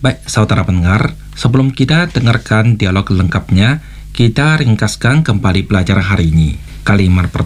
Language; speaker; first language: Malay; non-native, fluent; Chinese